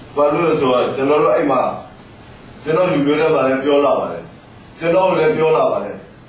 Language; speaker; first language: Burmese; non-native, local second language; Mon